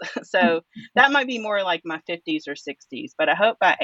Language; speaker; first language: English; native; English